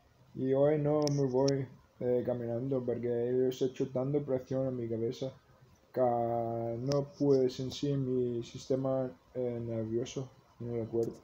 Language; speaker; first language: Spanish; non-native, learner; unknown